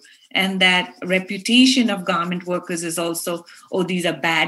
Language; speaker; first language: English; non-native, local second language; Urdu